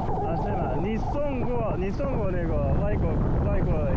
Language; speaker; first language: Chinese; non-native, learner; Japanese